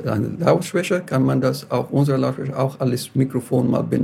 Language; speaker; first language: German; non-native, learner; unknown